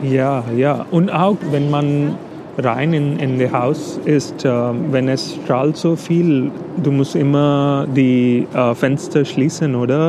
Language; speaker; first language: German; non-native, fluent; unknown